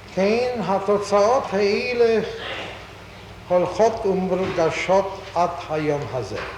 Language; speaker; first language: Hebrew; non-native, fluent; Polish